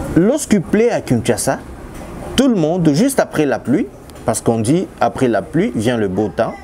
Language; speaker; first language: French; non-native, local second language; Lingala